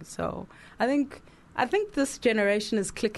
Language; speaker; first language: English; non-native, local second language; Zulu